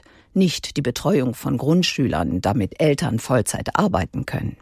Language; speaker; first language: German; native; German